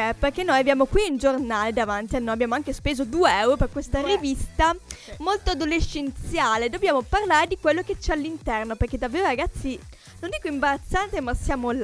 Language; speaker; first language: Italian; native; Italian